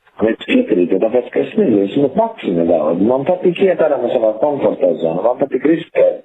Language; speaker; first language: Latvian; non-native, fluent; Italian